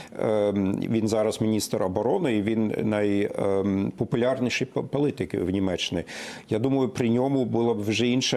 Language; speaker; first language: Ukrainian; non-native, fluent; German